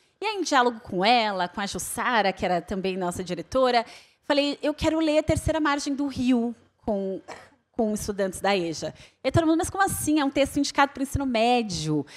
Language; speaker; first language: Portuguese; native; Portuguese